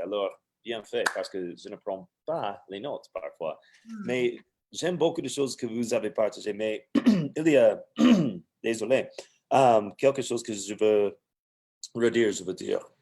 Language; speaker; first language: French; non-native, fluent; English